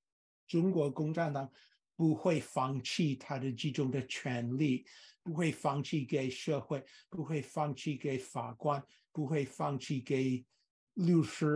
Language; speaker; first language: Chinese; non-native, fluent; English